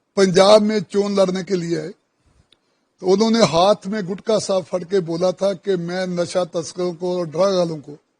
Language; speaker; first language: Hindi; non-native, local second language; Punjabi